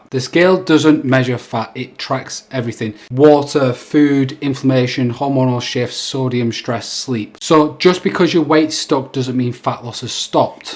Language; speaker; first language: English; native; English